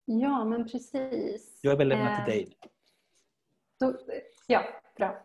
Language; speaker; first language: Swedish; native; Swedish